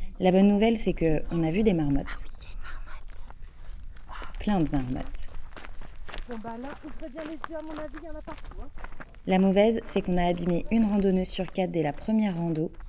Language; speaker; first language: French; native; French